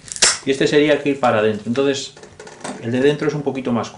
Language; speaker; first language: Spanish; native; Spanish